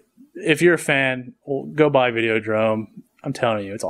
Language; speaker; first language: English; native; English